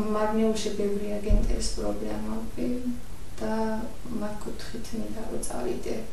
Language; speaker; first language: Georgian; non-native, local second language; Azerbaijani